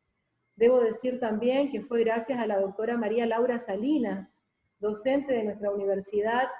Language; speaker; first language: Spanish; native; Spanish